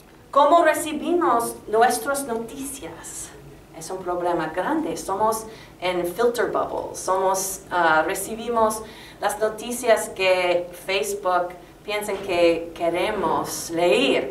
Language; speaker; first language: Spanish; non-native, learner; English